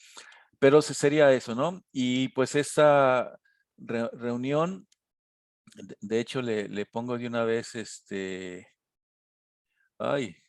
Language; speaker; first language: Spanish; native; Spanish